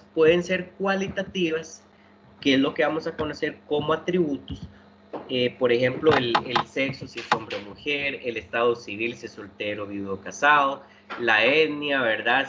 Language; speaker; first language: Spanish; native; Spanish